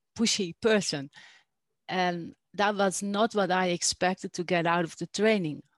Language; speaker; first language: English; non-native, fluent; Dutch